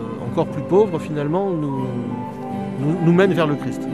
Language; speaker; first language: French; native; French